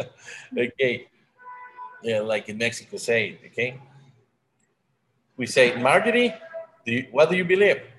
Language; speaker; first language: English; non-native, learner; Spanish